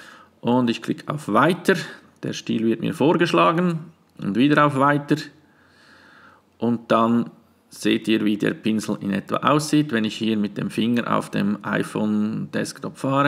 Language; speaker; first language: German; native; German